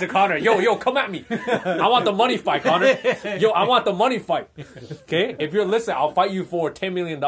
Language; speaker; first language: English; non-native, fluent; Indonesian